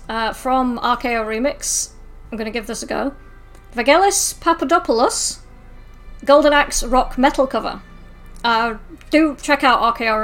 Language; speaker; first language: English; native; English